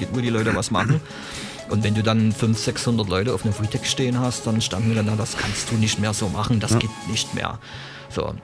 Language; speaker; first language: German; native; German